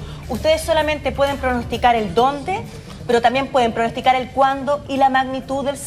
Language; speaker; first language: Spanish; native; Spanish